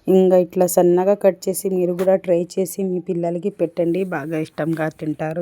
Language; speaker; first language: Telugu; non-native, local second language; Urdu